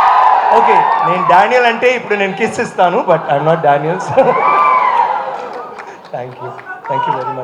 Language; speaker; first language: Telugu; non-native, local second language; Tamil